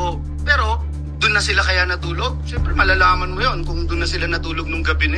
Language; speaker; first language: Filipino; native; Filipino